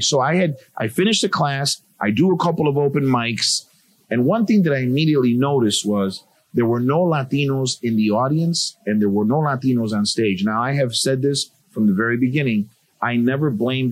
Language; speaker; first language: English; native; English